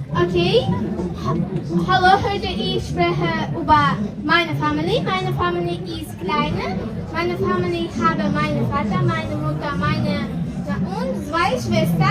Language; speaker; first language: German; non-native, learner; Uzbek